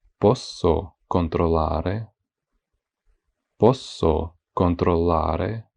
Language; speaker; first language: Italian; non-native, fluent; Ukrainian